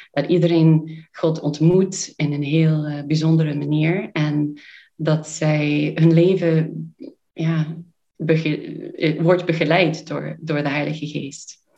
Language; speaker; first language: Dutch; non-native, fluent; English